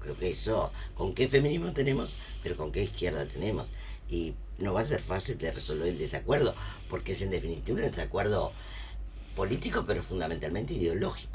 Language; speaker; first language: Spanish; native; Spanish